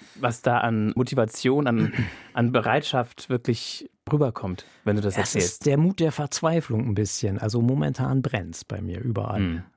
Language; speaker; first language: German; native; German